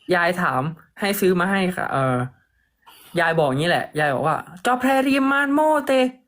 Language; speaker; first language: Thai; native; Thai